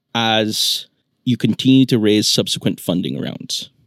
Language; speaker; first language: English; non-native, local second language; Filipino